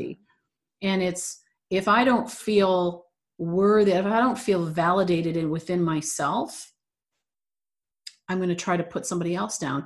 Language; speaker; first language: English; native; English